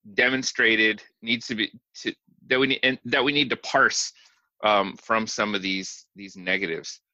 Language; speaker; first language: English; native; English